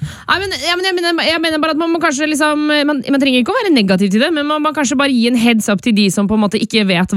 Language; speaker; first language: Norwegian; native; Norwegian